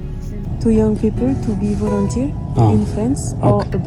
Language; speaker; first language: English; non-native, learner; French